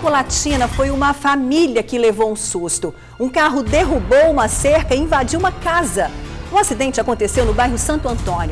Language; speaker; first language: Portuguese; native; Portuguese